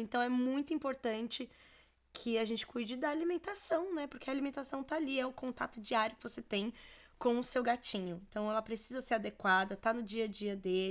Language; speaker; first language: Portuguese; native; Portuguese